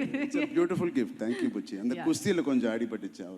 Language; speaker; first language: Tamil; non-native, local second language; Telugu